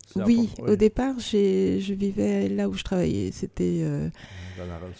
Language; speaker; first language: French; native; French